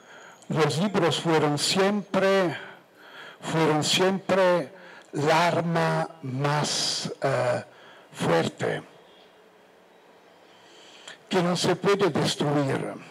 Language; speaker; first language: Spanish; non-native, fluent; Italian